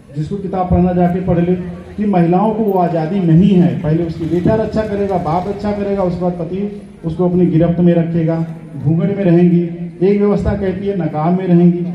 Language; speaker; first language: Hindi; native; Hindi